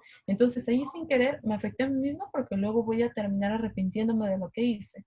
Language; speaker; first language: Spanish; native; Spanish